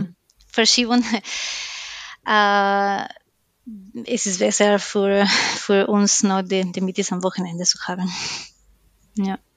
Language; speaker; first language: German; non-native, learner; Spanish